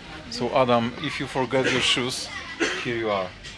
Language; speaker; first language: English; non-native, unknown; Polish